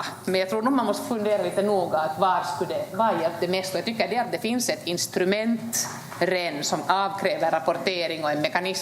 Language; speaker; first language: Swedish; native; Swedish